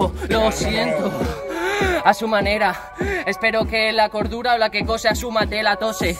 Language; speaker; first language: Spanish; native; Spanish